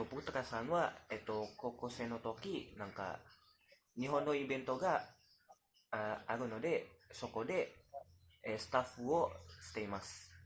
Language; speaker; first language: Japanese; non-native, learner; Indonesian